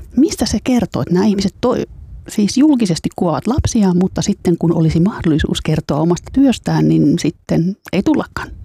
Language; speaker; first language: Finnish; native; Finnish